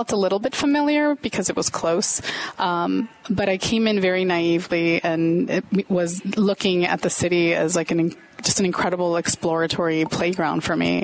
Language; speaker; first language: English; native; English